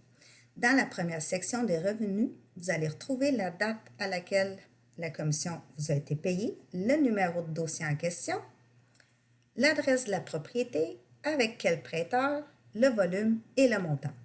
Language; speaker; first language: French; native; French